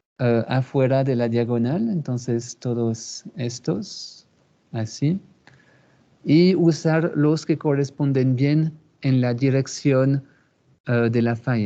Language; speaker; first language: Spanish; non-native, fluent; French